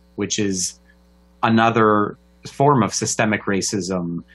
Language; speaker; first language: English; native; English